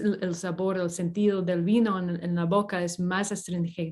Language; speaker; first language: Spanish; non-native, fluent; English